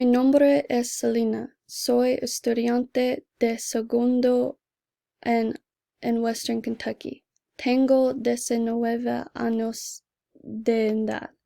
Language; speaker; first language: Spanish; non-native, learner; English